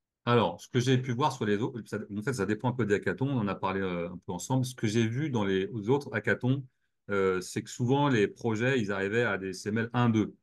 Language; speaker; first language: French; native; French